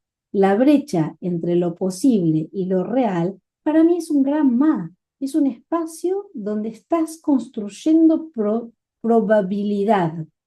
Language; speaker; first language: Spanish; native; Spanish